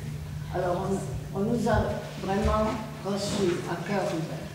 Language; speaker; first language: French; non-native, fluent; Czech